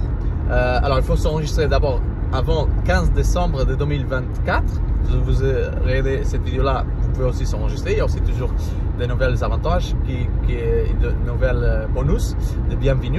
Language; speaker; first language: French; non-native, learner; Portuguese